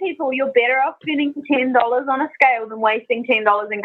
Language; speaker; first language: English; native; English